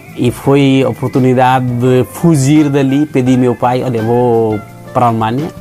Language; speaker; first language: Portuguese; non-native, learner; Nepali